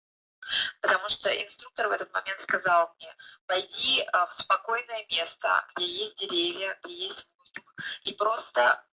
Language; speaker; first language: Russian; native; Russian